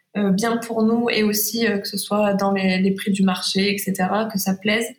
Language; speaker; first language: French; native; French